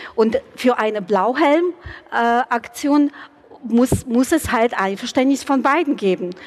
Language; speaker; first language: German; non-native, fluent; Ukrainian